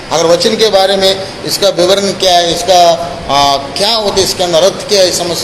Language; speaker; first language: Hindi; non-native, local second language; Telugu